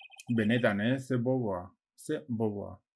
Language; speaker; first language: Basque; non-native, local second language; Spanish